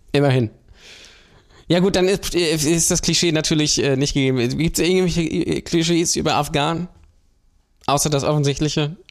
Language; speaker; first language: German; native; German